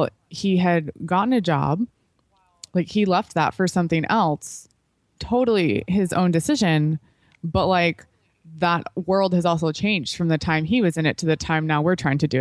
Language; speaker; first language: English; native; English